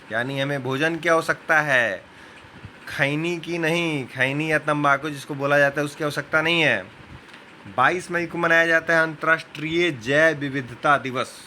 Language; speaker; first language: Hindi; native; Hindi